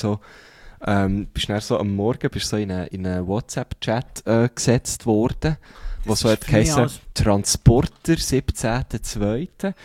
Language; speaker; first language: German; native; German